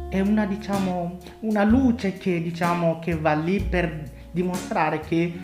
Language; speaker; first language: Italian; non-native, fluent; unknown